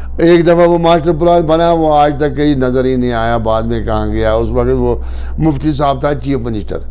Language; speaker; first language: Urdu; non-native, local second language; Kashmiri